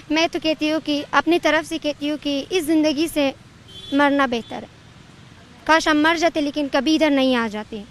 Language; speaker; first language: Hindi; non-native, learner; Persian